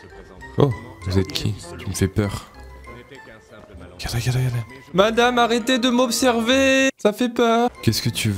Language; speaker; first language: French; native; French